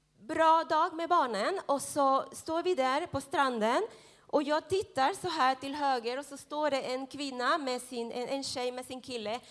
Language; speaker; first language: Swedish; non-native, fluent; Spanish